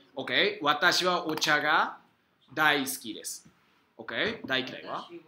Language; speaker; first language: Japanese; non-native, fluent; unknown